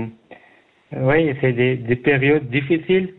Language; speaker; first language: French; non-native, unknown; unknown